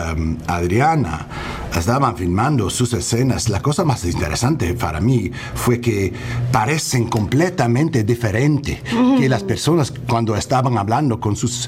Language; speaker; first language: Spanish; early bilingual, heritage; English